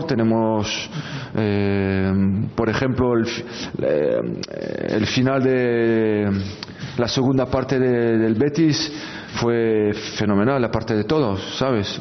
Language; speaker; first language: Spanish; non-native, fluent; French